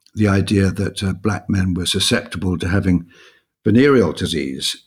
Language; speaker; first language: English; native; English